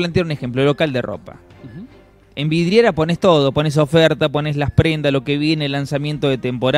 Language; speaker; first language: Spanish; native; Spanish